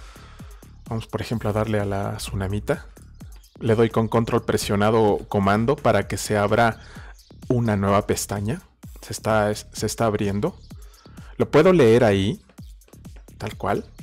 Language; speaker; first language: Spanish; native; Spanish